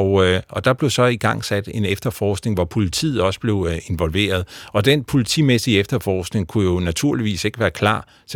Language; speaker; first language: Danish; native; Danish